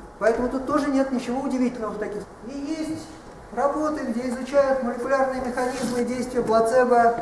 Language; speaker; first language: Russian; native; Russian